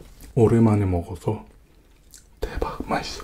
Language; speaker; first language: Korean; non-native, fluent; Uzbek